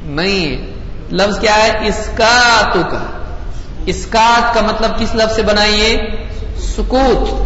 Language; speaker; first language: Urdu; native; Urdu